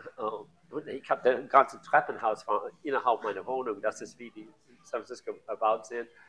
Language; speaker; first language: German; non-native, learner; English